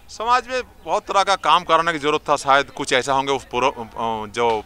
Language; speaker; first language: Hindi; non-native, local second language; Bangla